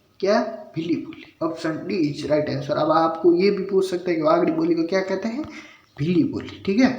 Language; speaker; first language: Hindi; native; Hindi